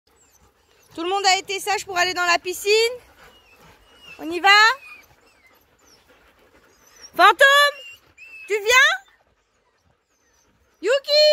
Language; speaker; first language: French; native; French